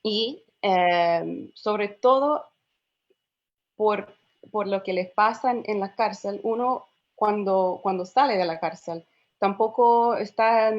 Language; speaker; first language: Spanish; non-native, fluent; English